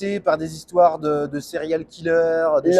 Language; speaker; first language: French; native; French